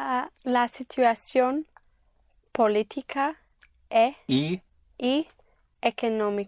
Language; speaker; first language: Spanish; non-native, learner; English